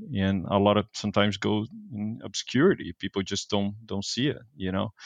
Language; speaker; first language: English; non-native, fluent; Portuguese